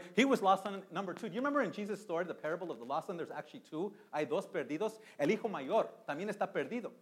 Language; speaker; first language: English; early bilingual, other home language; Spanish